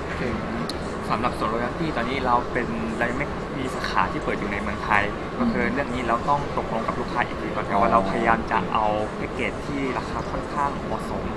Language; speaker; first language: Thai; non-native, fluent; Korean